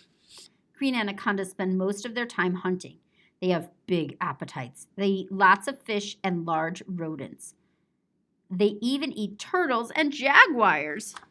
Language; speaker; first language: English; native; English